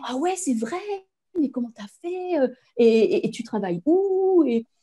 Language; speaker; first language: French; native; French